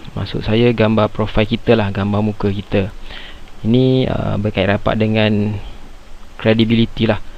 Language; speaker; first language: Malay; native; Malay